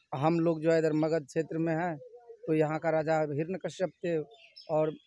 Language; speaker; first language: Hindi; native; Hindi